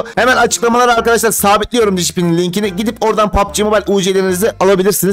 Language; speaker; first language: Turkish; native; Turkish